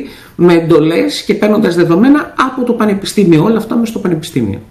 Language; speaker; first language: Greek; native; Greek